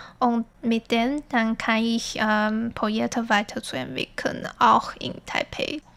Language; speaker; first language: German; non-native, fluent; Chinese